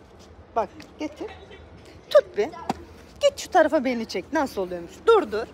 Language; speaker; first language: Turkish; native; Turkish